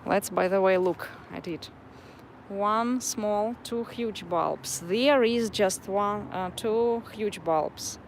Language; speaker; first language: English; non-native, fluent; Russian